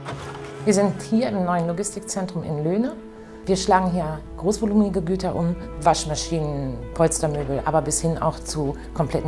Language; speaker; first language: German; native; German